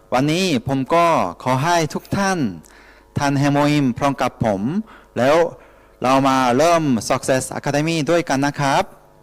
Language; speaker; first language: Thai; non-native, fluent; Korean